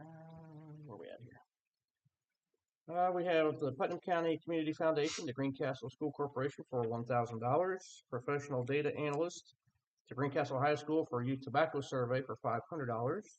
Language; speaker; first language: English; native; English